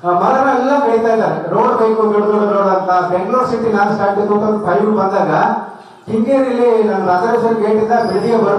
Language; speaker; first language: Kannada; non-native, local second language; Telugu